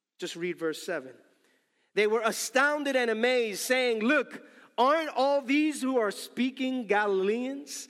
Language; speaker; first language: English; early bilingual, other home language; Spanish